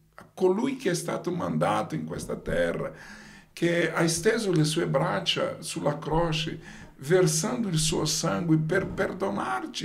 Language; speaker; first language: Italian; non-native, fluent; Portuguese